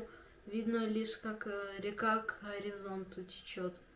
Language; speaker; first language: Russian; native; Russian